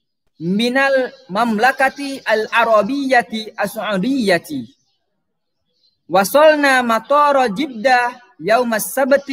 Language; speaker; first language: Arabic; non-native, fluent; Indonesian